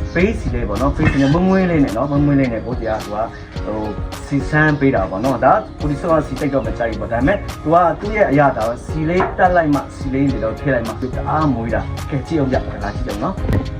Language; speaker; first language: Burmese; non-native, local second language; Kachin